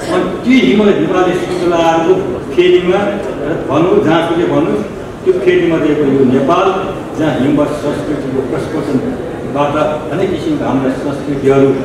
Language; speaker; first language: Nepali; non-native, local second language; Newari